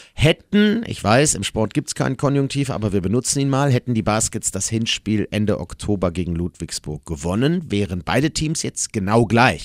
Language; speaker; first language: German; native; German